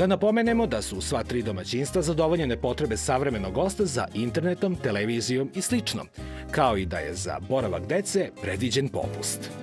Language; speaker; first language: Serbian; native; Serbian